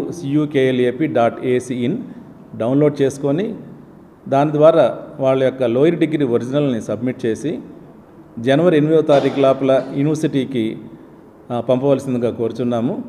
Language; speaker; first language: Telugu; native; Telugu